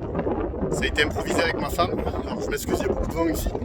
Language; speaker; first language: French; native; French